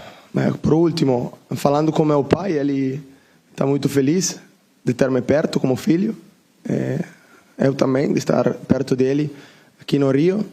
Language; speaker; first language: Portuguese; non-native, learner; Italian